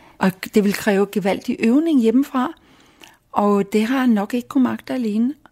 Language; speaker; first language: Danish; native; Danish